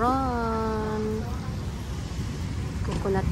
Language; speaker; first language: English; non-native, local second language; Filipino